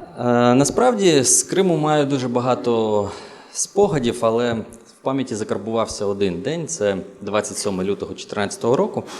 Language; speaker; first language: Ukrainian; native; Ukrainian